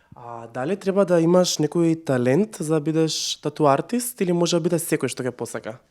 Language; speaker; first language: Macedonian; native; Macedonian